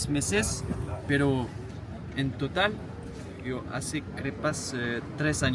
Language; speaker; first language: Spanish; non-native, learner; Bangla